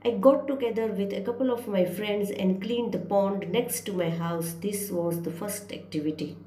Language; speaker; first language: English; non-native, local second language; Gujarati